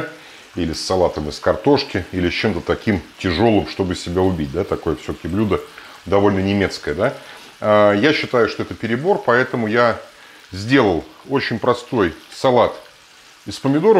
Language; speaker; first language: Russian; native; Russian